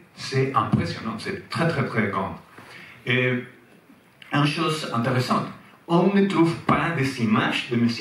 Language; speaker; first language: French; non-native, fluent; Spanish